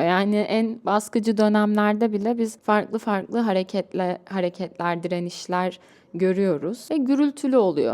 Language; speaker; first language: Turkish; native; Turkish